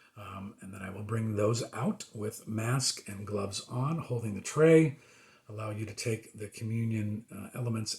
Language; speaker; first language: English; native; English